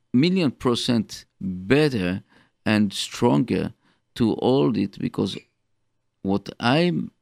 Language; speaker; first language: English; non-native, fluent; Hebrew